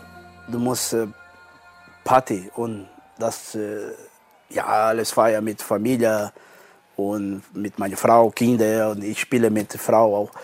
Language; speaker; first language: German; non-native, learner; Portuguese